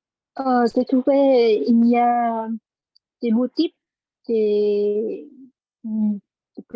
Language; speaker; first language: French; non-native, learner; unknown